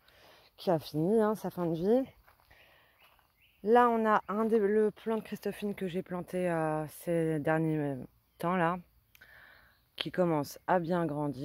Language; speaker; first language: French; native; French